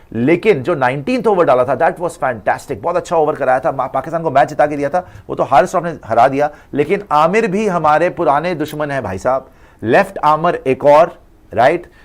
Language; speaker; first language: Hindi; native; Hindi